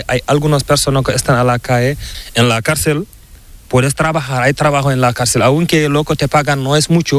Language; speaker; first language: Spanish; non-native, learner; Fula